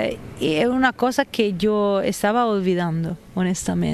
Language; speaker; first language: Spanish; non-native, fluent; Italian